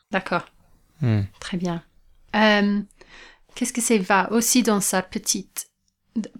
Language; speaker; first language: French; non-native, fluent; English